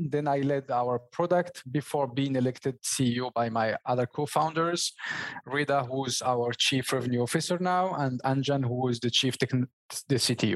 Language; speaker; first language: English; non-native, fluent; Berber languages